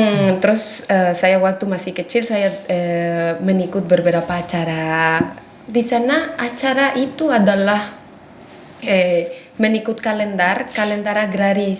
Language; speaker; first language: Indonesian; non-native, fluent; Spanish